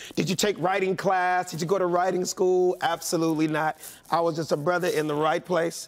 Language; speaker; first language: English; native; English